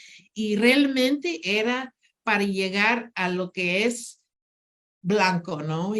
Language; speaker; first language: Spanish; non-native, fluent; English